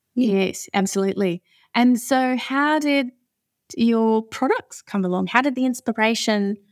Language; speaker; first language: English; non-native, fluent; Portuguese